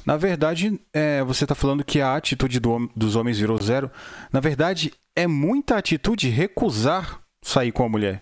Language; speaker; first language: Portuguese; native; Portuguese